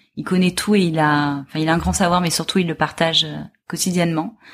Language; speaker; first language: French; native; French